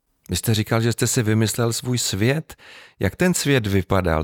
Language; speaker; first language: Czech; native; Czech